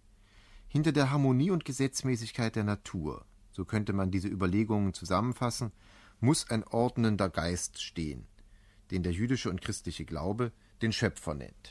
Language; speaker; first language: German; native; German